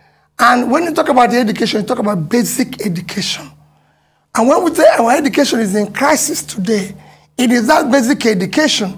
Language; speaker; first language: English; non-native, local second language; Igbo